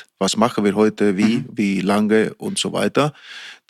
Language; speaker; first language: German; non-native, fluent; Icelandic